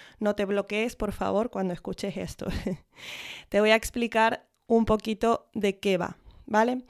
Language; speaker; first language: Spanish; early bilingual, other home language; English